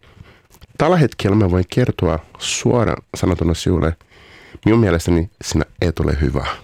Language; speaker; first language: Finnish; non-native, fluent; Portuguese